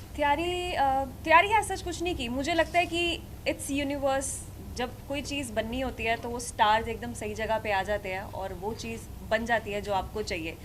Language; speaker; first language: Hindi; non-native, local second language; Punjabi